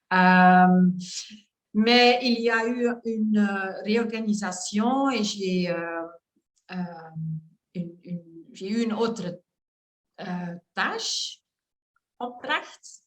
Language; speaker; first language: French; non-native, learner; Dutch